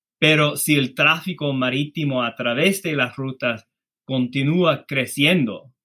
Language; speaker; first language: Spanish; non-native, fluent; English